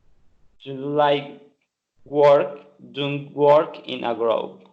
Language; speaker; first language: English; non-native, learner; Spanish